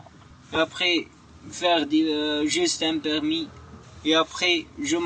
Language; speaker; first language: French; non-native, learner; Arabic